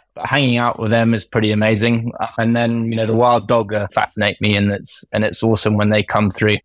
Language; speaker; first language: English; native; English